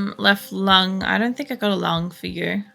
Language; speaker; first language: English; native; English